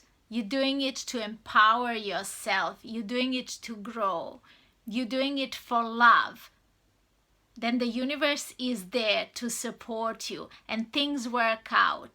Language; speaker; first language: English; non-native, fluent; Serbian